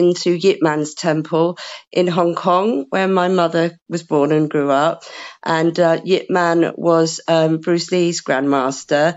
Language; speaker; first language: English; native; English